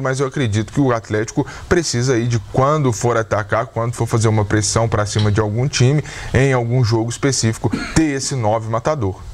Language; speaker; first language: Portuguese; native; Portuguese